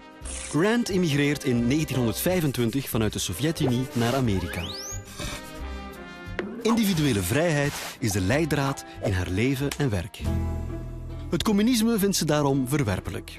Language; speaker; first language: Dutch; native; Dutch